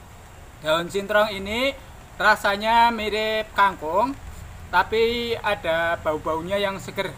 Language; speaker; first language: Indonesian; non-native, local second language; Javanese